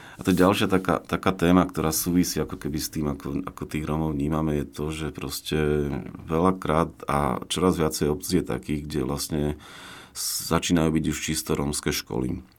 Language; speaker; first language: Slovak; native; Slovak